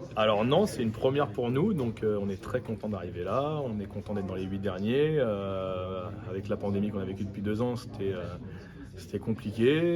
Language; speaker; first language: French; native; French